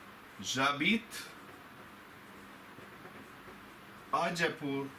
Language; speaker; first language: French; non-native, fluent; Hindi